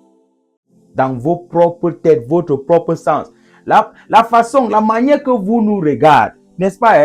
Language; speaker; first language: French; non-native, local second language; English